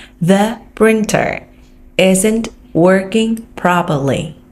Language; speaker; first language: English; non-native, fluent; Vietnamese